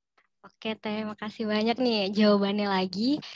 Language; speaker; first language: Indonesian; native; Indonesian